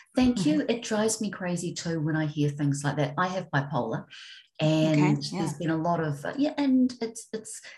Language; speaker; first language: English; native; English